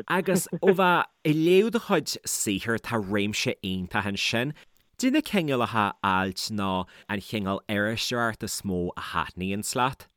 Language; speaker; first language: Irish; native; Irish